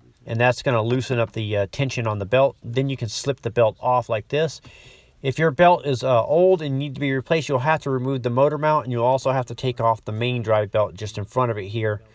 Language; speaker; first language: English; native; English